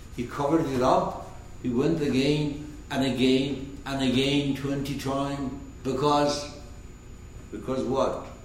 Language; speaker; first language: English; non-native, fluent; Persian